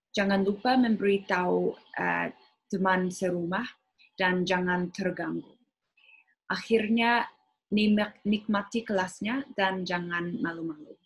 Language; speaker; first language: Indonesian; non-native, fluent; English